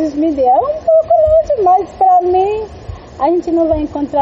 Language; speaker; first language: Portuguese; non-native, learner; Haitian Creole